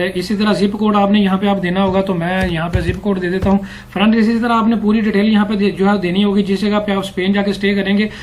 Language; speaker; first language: Urdu; non-native, local second language; Punjabi